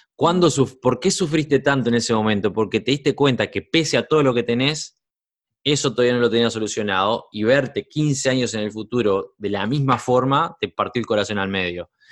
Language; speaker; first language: Spanish; native; Spanish